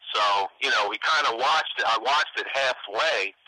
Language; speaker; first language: English; native; English